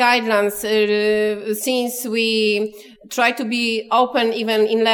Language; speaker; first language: English; non-native, learner; Polish